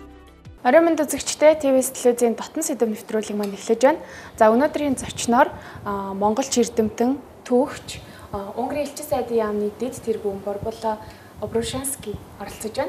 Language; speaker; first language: Mongolian; native; Mongolian